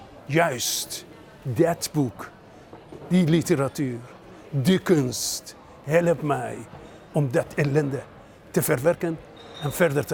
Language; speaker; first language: Dutch; non-native, fluent; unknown